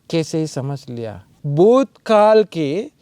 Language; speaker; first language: Hindi; non-native, fluent; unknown